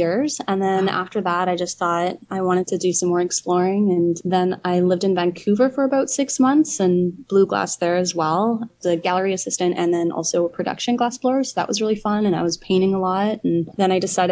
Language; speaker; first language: English; native; English